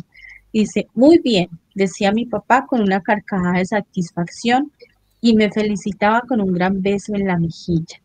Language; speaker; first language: Spanish; native; Spanish